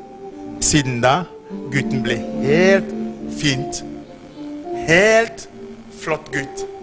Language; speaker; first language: Norwegian; non-native, fluent; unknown